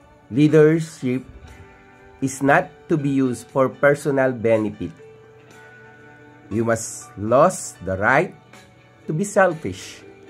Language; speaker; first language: English; non-native, local second language; Filipino